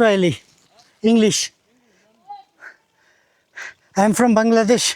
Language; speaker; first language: English; non-native, fluent; Bangla